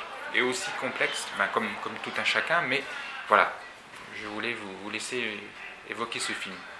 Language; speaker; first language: French; native; French